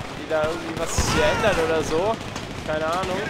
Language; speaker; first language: German; native; German